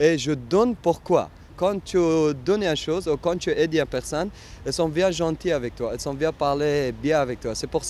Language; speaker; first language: French; non-native, learner; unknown